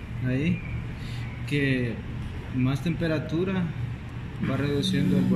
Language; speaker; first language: Spanish; native; Spanish